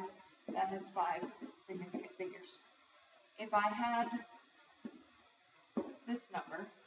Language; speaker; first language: English; native; English